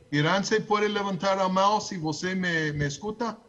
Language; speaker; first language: Portuguese; non-native, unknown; English